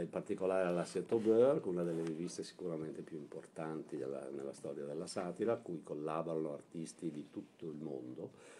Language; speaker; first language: Italian; native; Italian